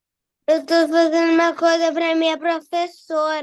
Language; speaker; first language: Portuguese; early bilingual, heritage; Portuguese